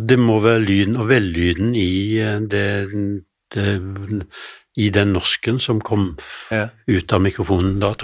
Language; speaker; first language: Norwegian; native; Norwegian